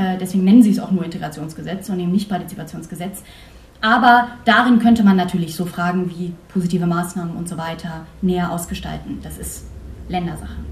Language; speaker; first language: German; early bilingual, other home language; Persian